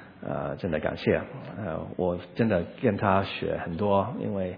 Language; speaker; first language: Chinese; non-native, learner; English